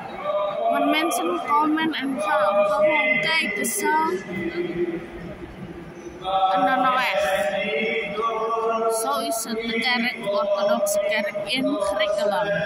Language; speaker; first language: Dutch; non-native, fluent; Indonesian